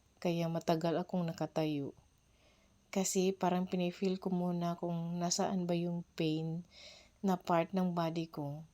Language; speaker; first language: Filipino; non-native, local second language; Cebuano